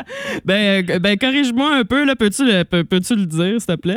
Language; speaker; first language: French; native; French